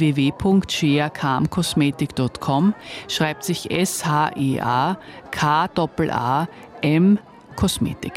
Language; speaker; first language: German; native; German